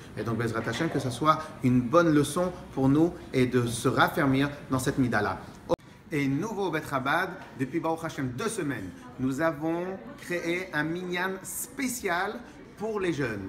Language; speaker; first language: French; native; French